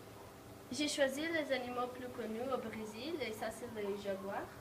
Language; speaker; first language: French; non-native, learner; Portuguese